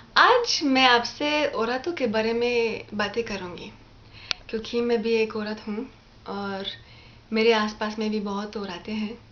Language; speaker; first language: Hindi; non-native, fluent; French